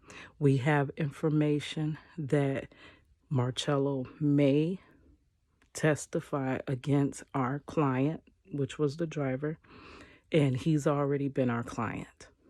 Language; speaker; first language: English; native; English